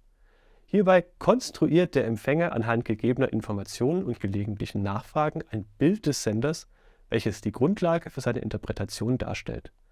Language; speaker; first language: German; native; German